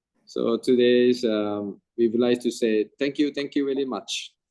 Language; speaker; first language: English; non-native, fluent; Thai